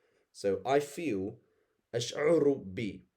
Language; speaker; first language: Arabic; non-native, fluent; English